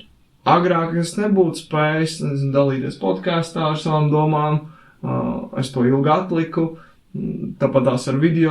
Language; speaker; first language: Latvian; native; Latvian